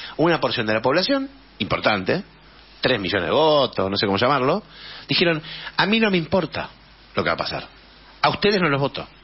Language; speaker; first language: Spanish; native; Spanish